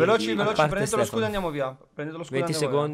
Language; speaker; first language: Italian; native; Italian